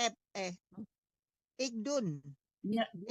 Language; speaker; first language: Dutch; non-native, learner; Indonesian